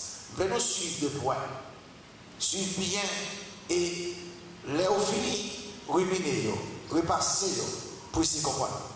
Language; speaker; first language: French; non-native, local second language; Haitian Creole